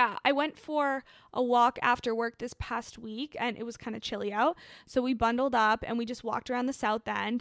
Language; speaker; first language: English; native; English